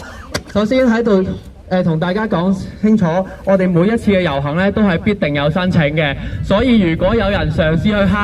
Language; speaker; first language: Cantonese; native; Cantonese